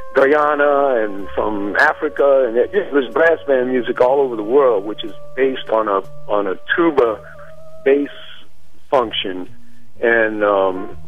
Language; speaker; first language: English; native; English